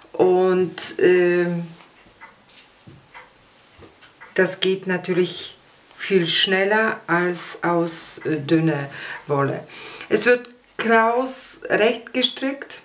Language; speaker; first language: German; non-native, fluent; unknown